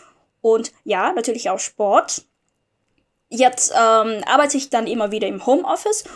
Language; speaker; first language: German; non-native, fluent; Vietnamese